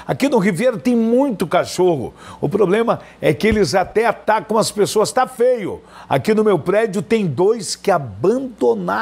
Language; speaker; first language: Portuguese; native; Portuguese